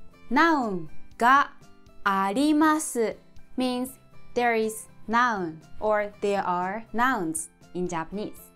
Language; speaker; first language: English; non-native, fluent; Japanese